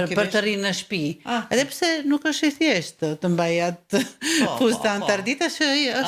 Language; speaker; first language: Albanian; early bilingual, heritage; Albanian